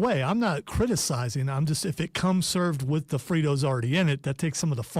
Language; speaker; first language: English; native; English